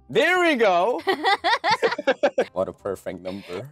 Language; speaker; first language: English; non-native, learner; Korean